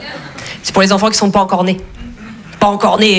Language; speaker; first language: French; native; French